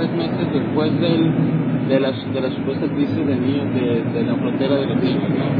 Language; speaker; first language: Spanish; native; Spanish